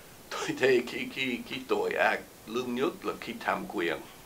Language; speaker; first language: Vietnamese; non-native, fluent; English